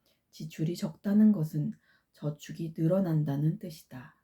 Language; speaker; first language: Korean; native; Korean